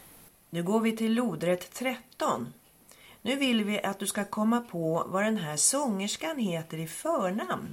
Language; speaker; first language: Swedish; native; Swedish